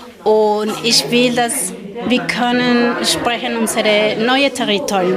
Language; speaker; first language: German; non-native, fluent; Spanish